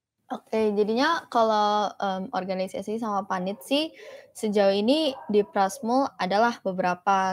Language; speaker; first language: Indonesian; early bilingual, heritage; Indonesian